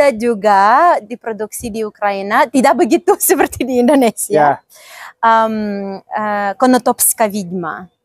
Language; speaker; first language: Indonesian; non-native, fluent; Ukrainian